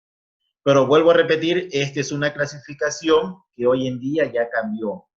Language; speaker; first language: Spanish; native; Spanish